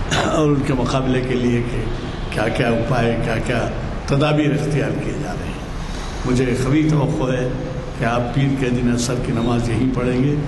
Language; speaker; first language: Urdu; native; Urdu